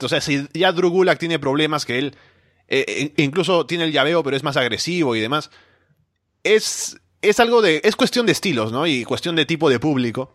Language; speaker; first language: Spanish; native; Spanish